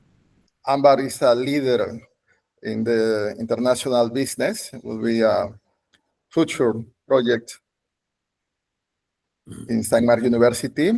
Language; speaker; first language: English; non-native, learner; Spanish